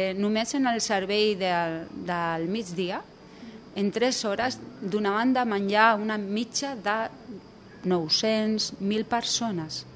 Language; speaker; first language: Catalan; non-native, local second language; Spanish